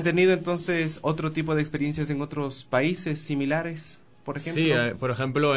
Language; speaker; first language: Spanish; native; Spanish